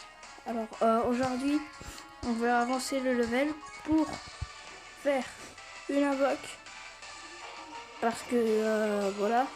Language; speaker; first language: French; native; French